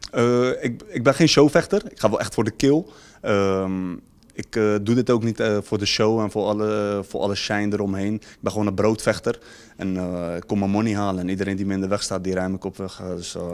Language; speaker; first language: Dutch; native; Dutch